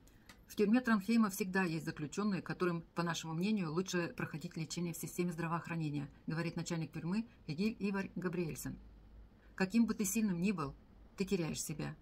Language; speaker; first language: Russian; native; Russian